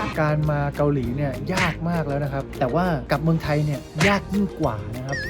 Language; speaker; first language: Thai; native; Thai